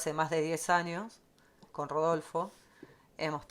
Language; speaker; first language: Spanish; native; Spanish